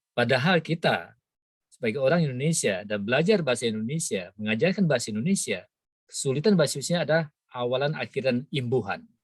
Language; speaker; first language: Indonesian; native; Indonesian